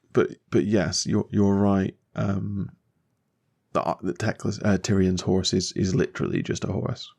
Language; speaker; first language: English; native; English